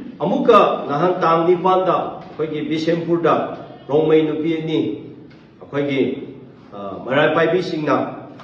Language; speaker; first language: Manipuri; non-native, local second language; Tangkhul Naga (India)